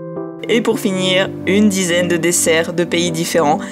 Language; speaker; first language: French; native; French